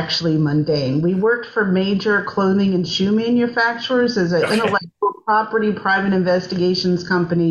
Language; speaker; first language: English; native; English